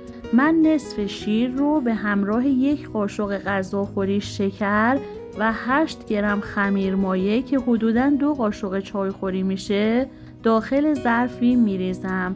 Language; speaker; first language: Persian; native; Persian